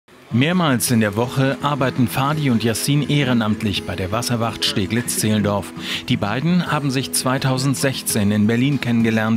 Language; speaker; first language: German; native; German